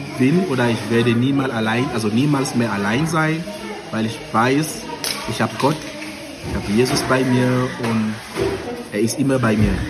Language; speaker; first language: German; non-native, fluent; French